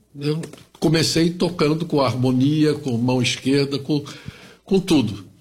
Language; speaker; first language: Portuguese; early bilingual, other home language; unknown